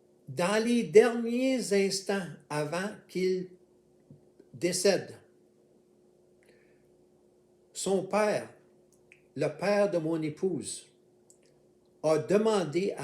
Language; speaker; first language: French; native; French